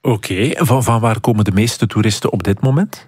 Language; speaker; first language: Dutch; native; Dutch